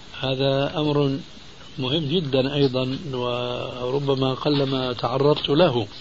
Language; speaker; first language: Arabic; native; Arabic